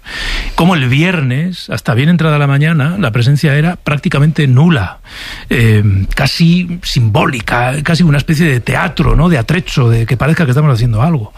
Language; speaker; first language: Spanish; native; Spanish